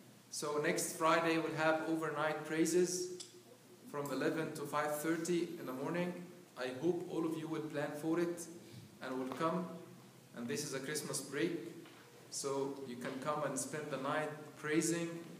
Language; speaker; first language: English; non-native, fluent; Arabic